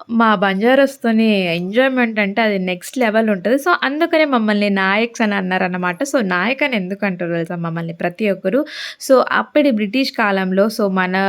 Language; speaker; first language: Telugu; non-native, local second language; Lambadi